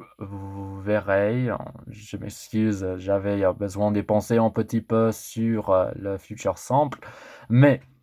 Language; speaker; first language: French; non-native, learner; English